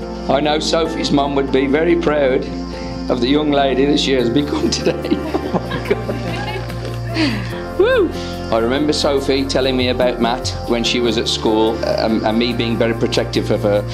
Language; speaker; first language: English; native; English